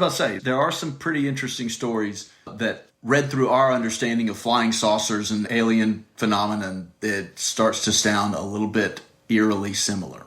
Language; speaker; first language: English; native; English